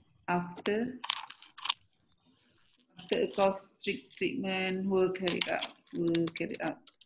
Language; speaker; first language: English; non-native, local second language; Malay